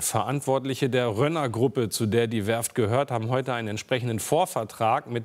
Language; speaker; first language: German; native; German